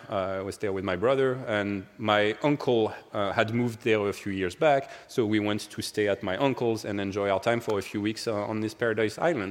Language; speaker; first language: English; non-native, fluent; French